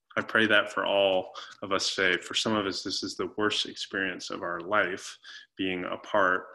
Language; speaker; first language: English; native; English